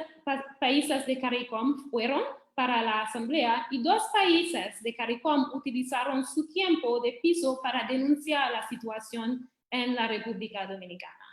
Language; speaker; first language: Spanish; non-native, fluent; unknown